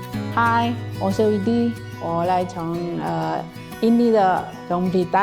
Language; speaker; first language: Chinese; non-native, learner; Indonesian